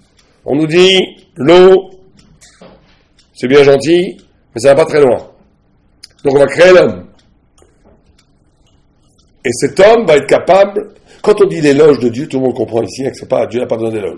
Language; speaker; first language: French; native; French